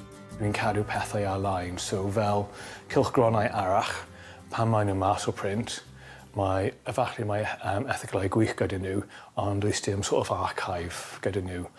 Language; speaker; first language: Welsh; non-native, fluent; English